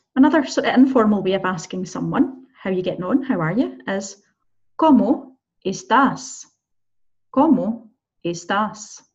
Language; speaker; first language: English; native; English